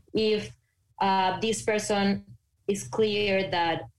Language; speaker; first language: English; non-native, fluent; Spanish